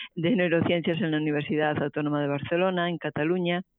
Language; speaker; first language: Spanish; native; Spanish